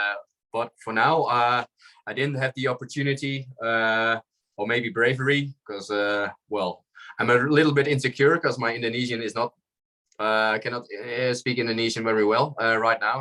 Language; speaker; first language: English; non-native, fluent; Dutch